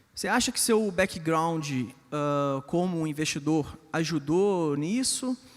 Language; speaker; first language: Portuguese; native; Portuguese